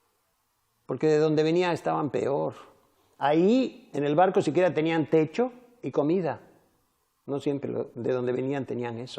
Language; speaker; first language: Spanish; native; Spanish